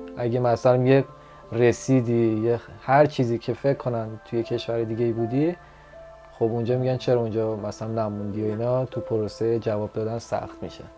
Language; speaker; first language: Persian; native; Persian